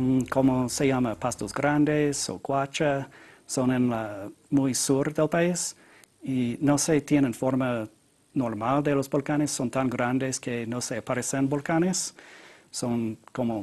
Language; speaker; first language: Spanish; non-native, learner; English